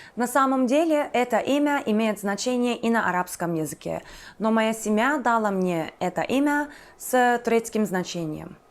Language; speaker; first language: Russian; non-native, fluent; Turkish